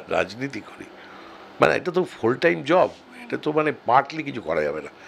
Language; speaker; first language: Bangla; native; Bangla